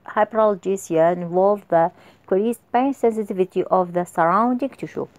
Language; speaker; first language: English; non-native, fluent; Arabic